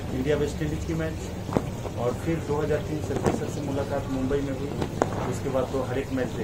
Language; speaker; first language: Hindi; native; Hindi